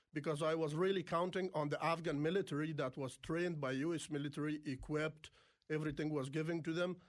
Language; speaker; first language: English; non-native, fluent; Persian